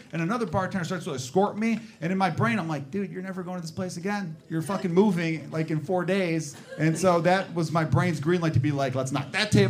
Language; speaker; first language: English; native; English